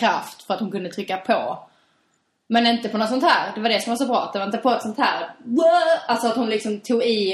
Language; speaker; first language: Swedish; native; Swedish